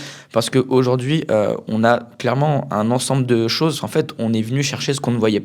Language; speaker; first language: French; native; French